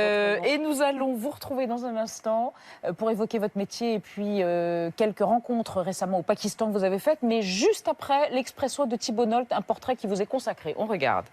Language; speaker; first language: French; native; French